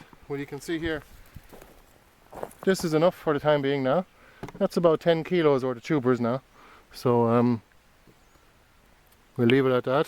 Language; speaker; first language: English; native; English